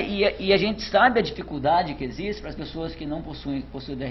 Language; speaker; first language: Portuguese; native; Portuguese